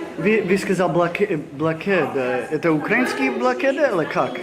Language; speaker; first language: Russian; non-native, learner; English